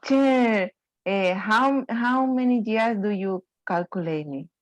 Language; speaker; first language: English; non-native, learner; Spanish